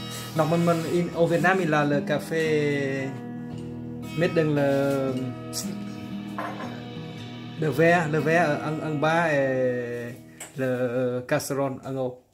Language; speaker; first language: French; non-native, learner; Vietnamese